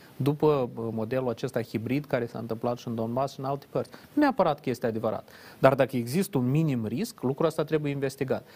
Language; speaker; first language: Romanian; native; Romanian